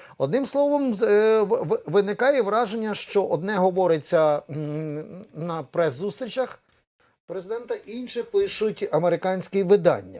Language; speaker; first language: Ukrainian; native; Ukrainian